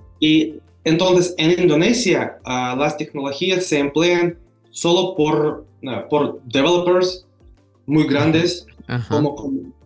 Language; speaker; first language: Spanish; non-native, learner; Russian